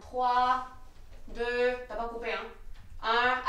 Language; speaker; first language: French; native; French